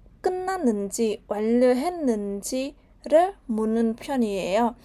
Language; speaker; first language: Korean; non-native, learner; Vietnamese